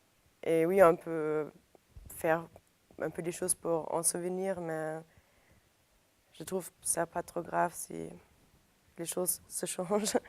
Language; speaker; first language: French; non-native, fluent; German